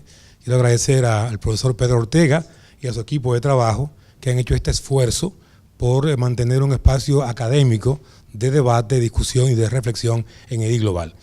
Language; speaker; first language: Spanish; native; Spanish